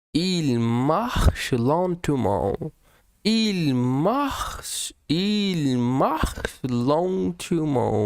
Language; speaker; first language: French; non-native, learner; English